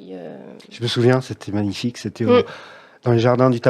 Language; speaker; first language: French; native; French